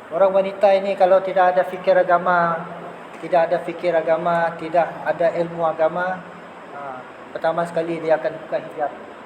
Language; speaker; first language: Malay; native; Malay